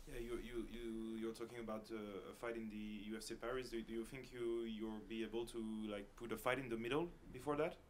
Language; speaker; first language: English; non-native, fluent; French